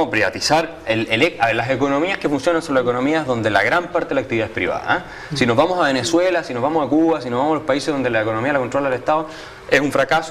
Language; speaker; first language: Spanish; native; Spanish